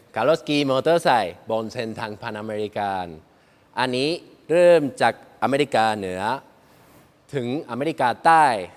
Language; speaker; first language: Thai; non-native, learner; Spanish